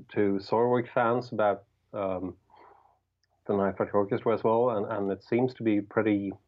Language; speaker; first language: English; non-native, fluent; Swedish